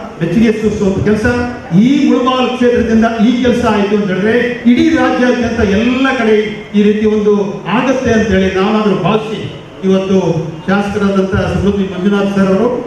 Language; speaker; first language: Kannada; native; Kannada